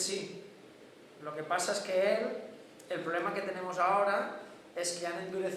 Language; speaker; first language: Spanish; native; Spanish